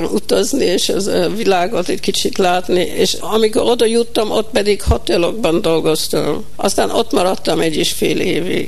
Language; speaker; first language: Hungarian; early bilingual, heritage; Hungarian